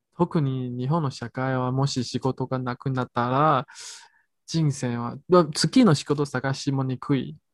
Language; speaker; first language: Japanese; non-native, fluent; Chinese